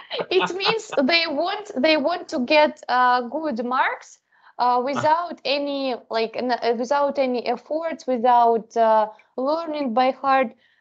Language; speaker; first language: English; non-native, fluent; Russian